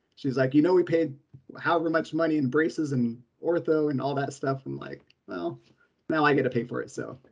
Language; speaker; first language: English; native; English